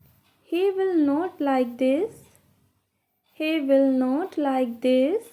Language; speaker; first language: English; non-native, local second language; Hindi